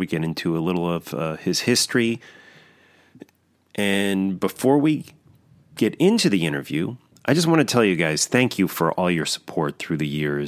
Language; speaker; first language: English; native; English